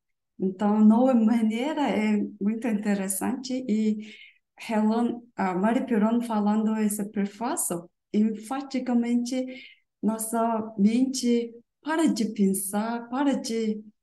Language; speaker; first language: Portuguese; non-native, learner; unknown